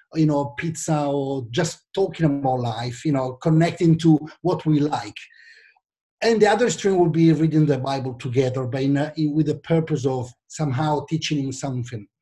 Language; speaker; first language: English; non-native, fluent; Italian